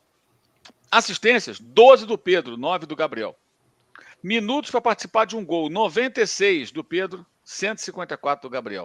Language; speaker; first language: Portuguese; native; Portuguese